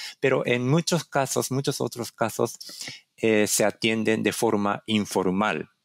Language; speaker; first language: Spanish; non-native, fluent; Japanese